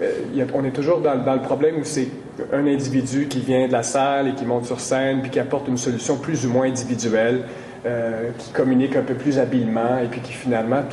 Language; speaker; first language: French; native; French